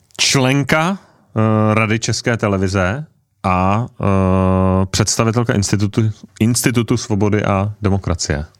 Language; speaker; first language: Czech; native; Czech